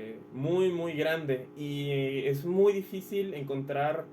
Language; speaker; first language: Spanish; native; Spanish